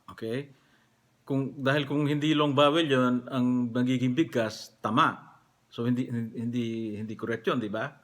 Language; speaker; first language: Filipino; non-native, local second language; Pampanga